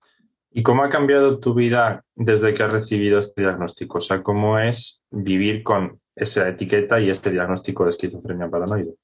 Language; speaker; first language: Spanish; native; Spanish